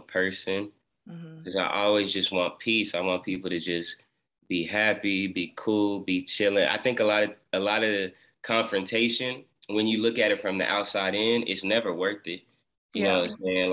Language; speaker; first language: English; native; English